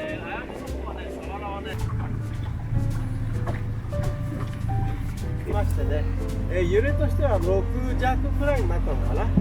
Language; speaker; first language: Japanese; native; Japanese